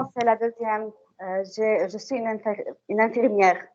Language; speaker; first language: French; non-native, learner; Arabic